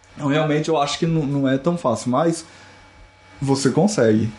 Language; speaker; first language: Portuguese; native; Portuguese